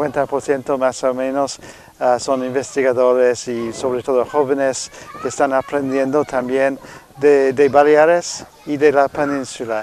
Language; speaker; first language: Spanish; non-native, fluent; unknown